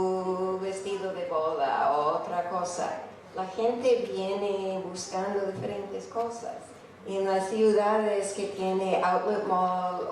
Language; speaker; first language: Spanish; non-native, fluent; English